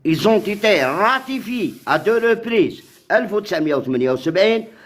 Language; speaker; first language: French; non-native, local second language; Arabic